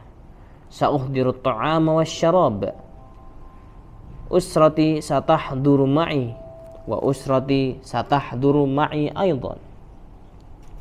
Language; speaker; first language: Arabic; non-native, fluent; Indonesian